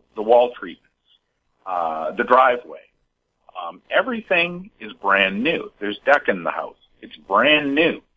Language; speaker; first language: English; native; English